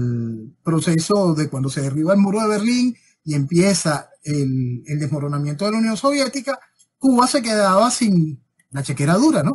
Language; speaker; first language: Spanish; native; Spanish